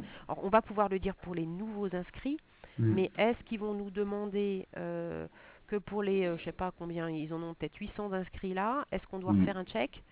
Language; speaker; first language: French; native; French